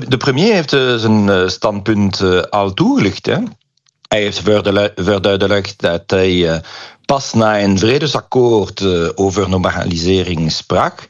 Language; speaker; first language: Dutch; non-native, local second language; French